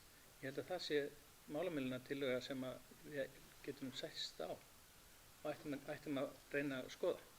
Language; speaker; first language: Icelandic; native; Icelandic